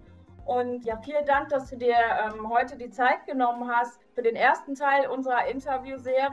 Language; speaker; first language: German; native; German